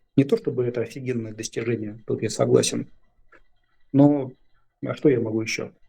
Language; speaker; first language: Russian; native; Russian